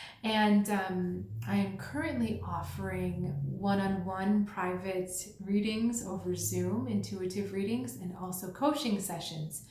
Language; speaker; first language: English; native; English